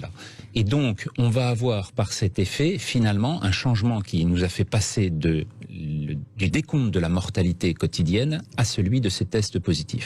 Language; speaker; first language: French; native; French